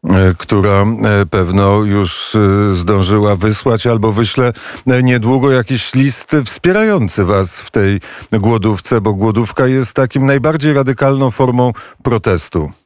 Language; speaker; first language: Polish; native; Polish